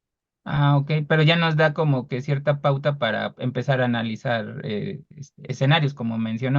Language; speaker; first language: Spanish; native; Spanish